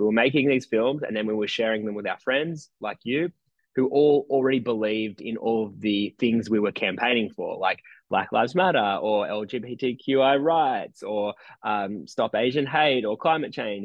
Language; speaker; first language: English; native; English